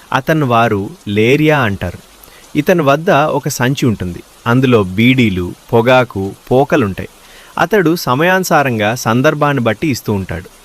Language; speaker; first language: Telugu; non-native, local second language; Lambadi